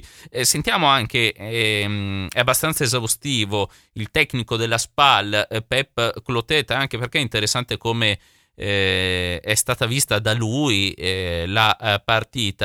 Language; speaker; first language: Italian; native; Italian